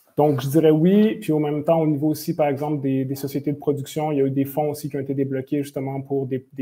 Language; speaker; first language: French; native; French